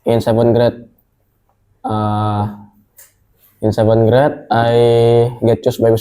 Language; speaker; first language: English; non-native, learner; Indonesian